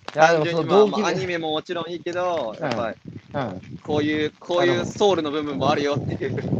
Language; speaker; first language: Japanese; native; Japanese